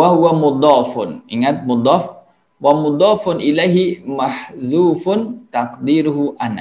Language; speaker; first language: Arabic; non-native, fluent; Indonesian